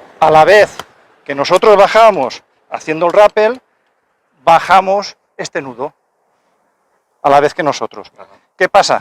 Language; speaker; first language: Spanish; native; Spanish